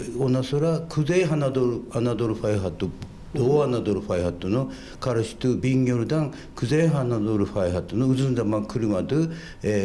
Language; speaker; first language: Turkish; non-native, fluent; Japanese